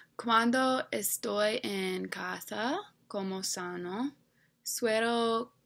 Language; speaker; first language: Spanish; non-native, learner; English